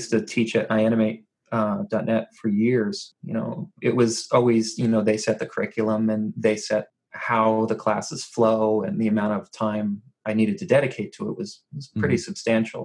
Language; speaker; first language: English; native; English